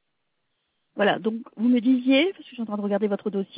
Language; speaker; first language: French; native; French